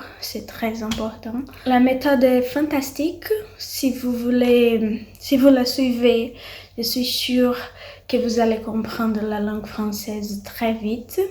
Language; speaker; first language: French; non-native, learner; Portuguese